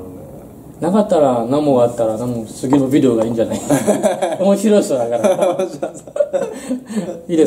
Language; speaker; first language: Japanese; non-native, learner; French